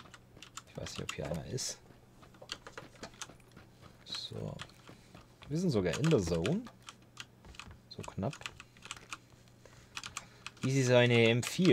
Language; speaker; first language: German; native; German